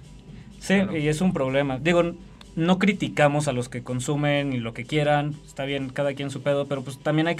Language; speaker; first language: Spanish; native; Spanish